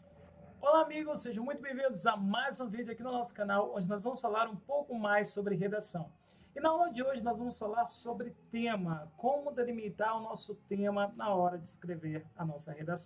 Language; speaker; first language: Portuguese; native; Portuguese